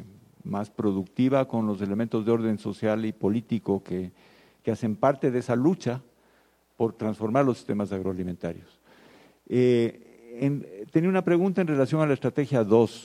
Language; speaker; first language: Spanish; native; Spanish